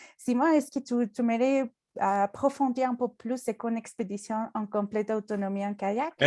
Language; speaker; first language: French; non-native, fluent; Spanish